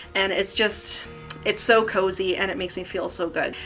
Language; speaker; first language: English; native; English